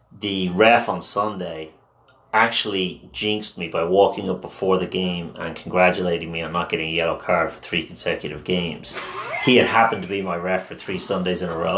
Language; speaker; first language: English; non-native, local second language; Irish